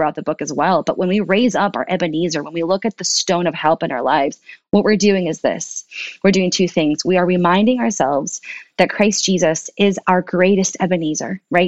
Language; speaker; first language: English; early bilingual, other home language; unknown